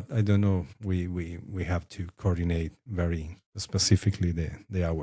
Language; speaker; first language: English; non-native, fluent; Spanish